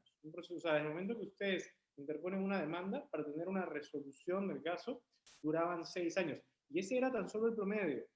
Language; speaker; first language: Spanish; native; Spanish